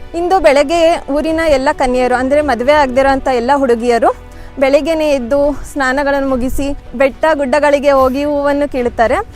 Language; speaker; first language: Kannada; non-native, local second language; Lambadi